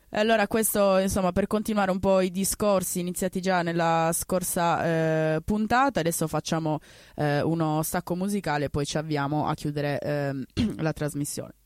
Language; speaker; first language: Italian; native; Italian